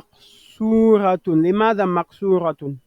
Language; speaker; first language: Arabic; non-native, fluent; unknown